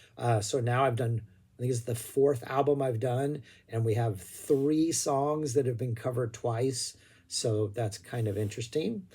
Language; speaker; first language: English; native; English